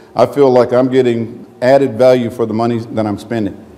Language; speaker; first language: English; native; English